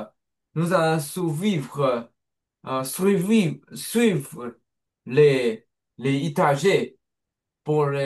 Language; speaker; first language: French; non-native, learner; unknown